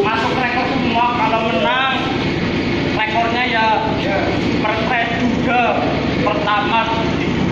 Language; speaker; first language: Indonesian; non-native, local second language; Javanese